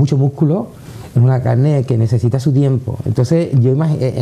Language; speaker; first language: Spanish; native; Spanish